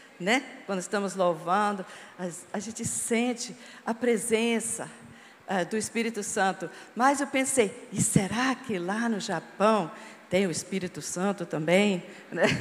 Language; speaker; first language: Portuguese; non-native, fluent; English